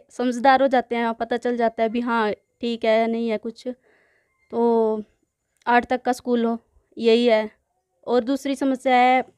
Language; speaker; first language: Hindi; native; Hindi